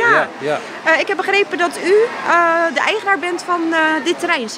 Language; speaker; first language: Dutch; native; Dutch